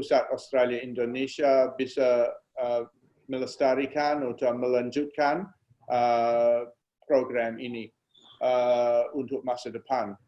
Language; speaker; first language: Indonesian; non-native, fluent; English